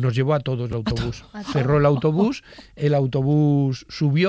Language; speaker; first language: Spanish; native; Spanish